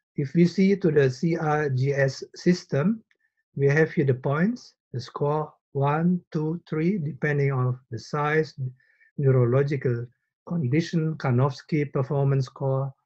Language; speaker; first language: English; non-native, fluent; Indonesian